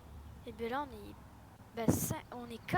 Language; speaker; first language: French; native; French